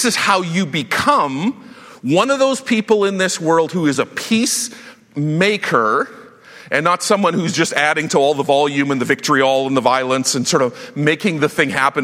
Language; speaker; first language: English; native; English